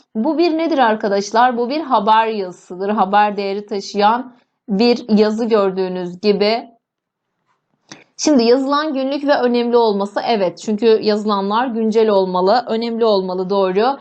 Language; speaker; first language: Turkish; native; Turkish